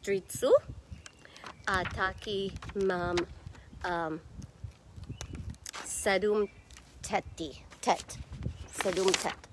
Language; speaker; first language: Czech; non-native, learner; English